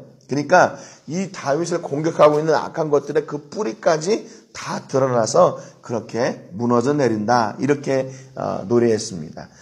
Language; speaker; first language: Korean; native; Korean